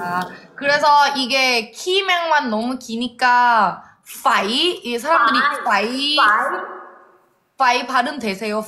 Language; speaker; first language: Korean; non-native, fluent; Thai